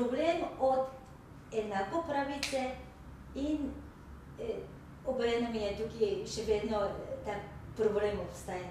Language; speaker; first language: Slovenian; non-native, learner; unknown